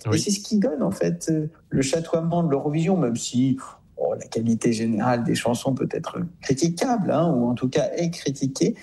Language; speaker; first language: French; native; French